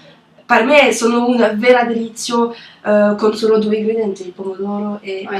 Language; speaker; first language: Italian; non-native, learner; French